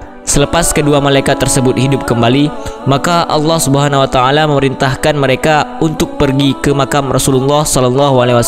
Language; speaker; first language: Indonesian; native; Indonesian